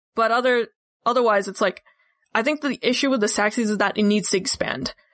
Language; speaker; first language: English; native; English